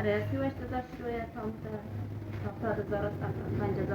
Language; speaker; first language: Persian; native; Persian